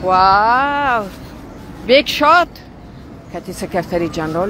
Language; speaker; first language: English; non-native, learner; Persian